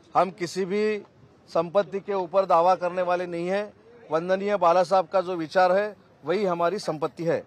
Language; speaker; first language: Hindi; non-native, local second language; Marathi